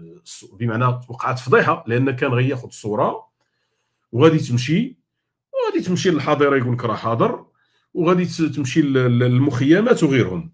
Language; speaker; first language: Arabic; native; Arabic